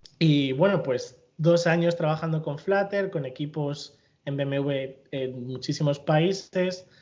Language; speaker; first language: Spanish; native; Spanish